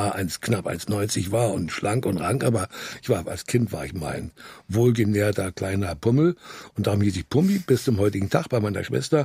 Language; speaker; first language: German; native; German